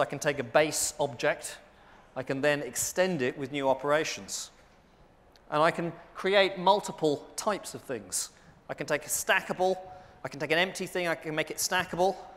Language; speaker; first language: English; early bilingual, other home language; Portuguese